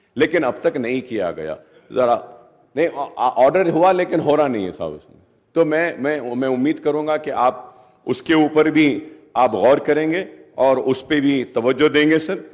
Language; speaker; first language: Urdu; native; Urdu